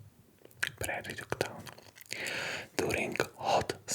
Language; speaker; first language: English; non-native, fluent; Polish